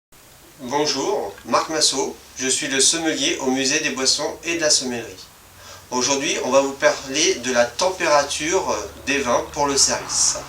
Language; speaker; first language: French; native; French